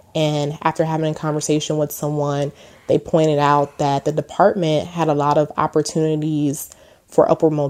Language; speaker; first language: English; native; English